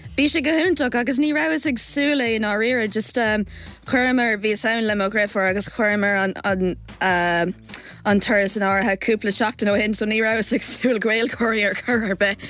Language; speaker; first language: Irish; non-native, local second language; English